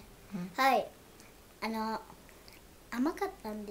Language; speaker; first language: Japanese; early bilingual, other home language; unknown